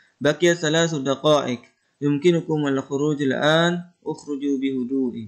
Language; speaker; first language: Arabic; non-native, fluent; Indonesian